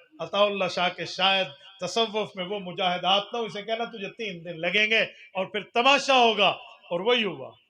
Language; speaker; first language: Urdu; non-native, local second language; Punjabi